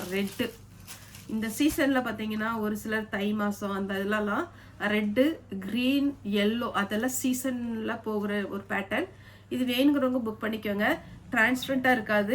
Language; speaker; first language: Tamil; native; Tamil